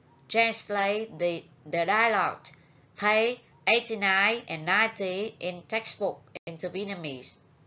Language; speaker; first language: English; non-native, fluent; Vietnamese